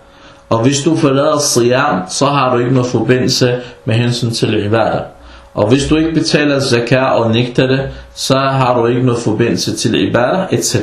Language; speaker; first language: Danish; non-native, fluent; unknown